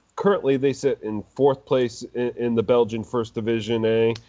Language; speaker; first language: English; native; English